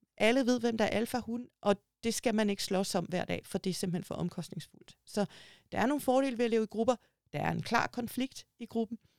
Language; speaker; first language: Danish; native; Danish